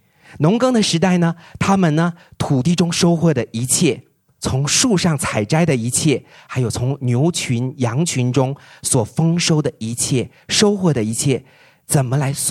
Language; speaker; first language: Chinese; native; Chinese